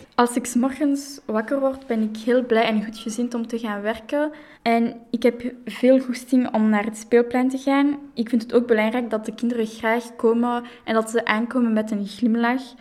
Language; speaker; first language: Dutch; non-native, local second language; French